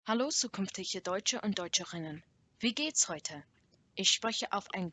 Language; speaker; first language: German; non-native, learner; English